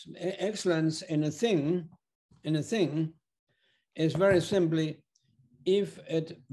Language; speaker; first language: English; non-native, fluent; German